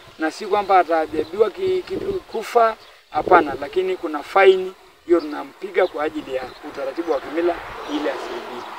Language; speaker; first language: Swahili; non-native, local second language; Masai